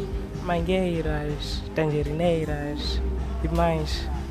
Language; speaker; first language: Portuguese; non-native, local second language; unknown